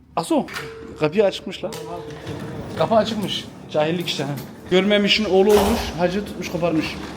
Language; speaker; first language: Turkish; early bilingual, heritage; Turkish